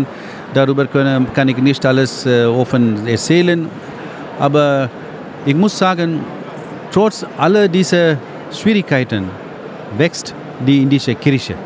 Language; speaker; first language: German; non-native, fluent; Tamil